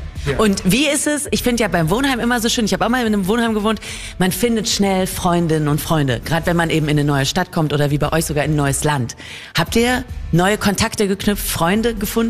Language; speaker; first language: German; native; German